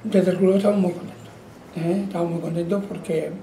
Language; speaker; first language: Spanish; non-native, local second language; Catalan